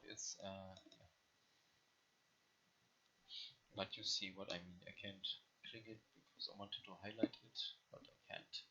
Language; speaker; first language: English; non-native, learner; German